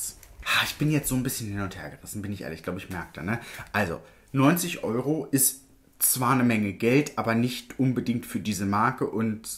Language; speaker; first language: German; native; German